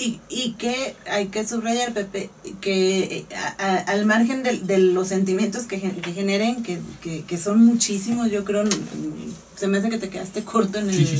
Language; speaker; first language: Spanish; native; Spanish